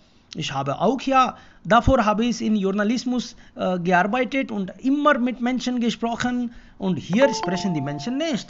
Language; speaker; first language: German; non-native, fluent; Hindi